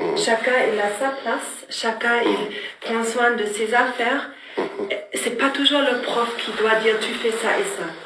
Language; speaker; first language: French; non-native, fluent; German